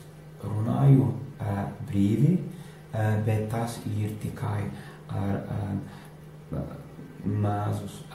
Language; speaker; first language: Latvian; non-native, learner; English